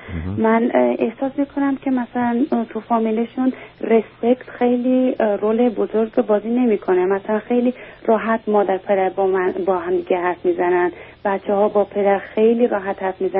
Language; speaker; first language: Persian; early bilingual, heritage; Persian